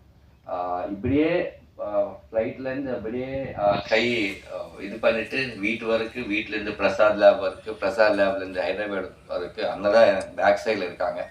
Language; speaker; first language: Tamil; non-native, learner; Telugu